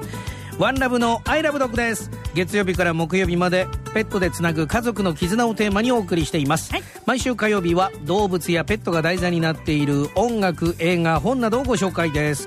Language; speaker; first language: Japanese; native; Japanese